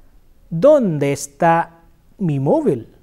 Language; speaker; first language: Spanish; non-native, fluent; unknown